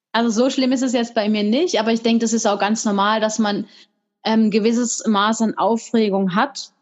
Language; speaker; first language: German; native; German